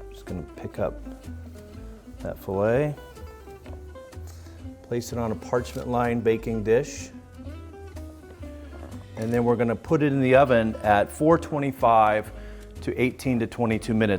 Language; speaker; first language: English; native; English